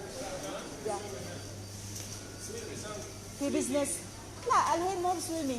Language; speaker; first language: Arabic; non-native, learner; Filipino